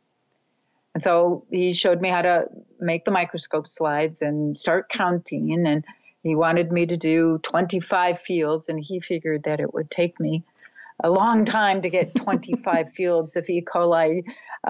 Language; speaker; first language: English; native; English